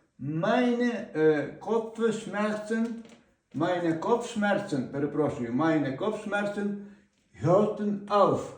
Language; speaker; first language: German; non-native, learner; Ukrainian